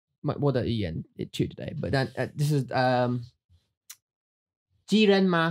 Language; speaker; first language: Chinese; non-native, learner; English